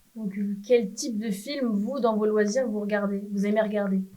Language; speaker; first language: French; native; French